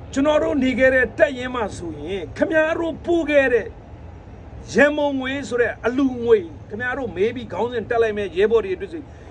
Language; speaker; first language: Burmese; non-native, local second language; Nepali